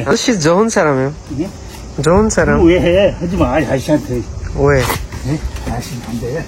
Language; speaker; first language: Korean; non-native, learner; Bangla